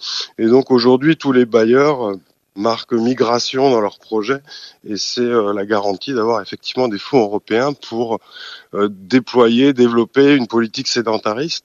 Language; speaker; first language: French; native; French